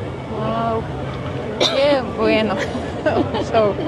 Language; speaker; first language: Spanish; non-native, learner; Ukrainian